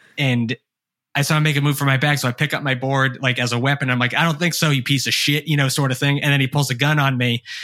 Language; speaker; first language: English; native; English